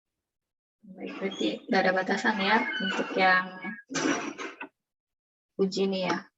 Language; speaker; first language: Indonesian; native; Indonesian